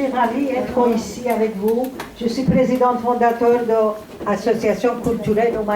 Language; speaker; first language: French; non-native, learner; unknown